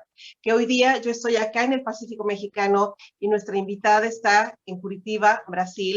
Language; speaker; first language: Spanish; native; Spanish